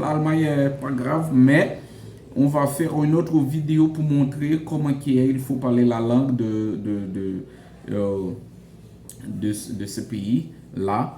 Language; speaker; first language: French; non-native, local second language; Haitian Creole